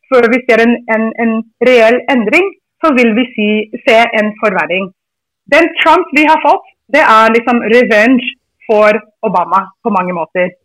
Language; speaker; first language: Norwegian; non-native, fluent; English